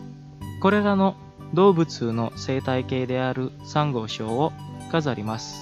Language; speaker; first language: Japanese; non-native, fluent; Indonesian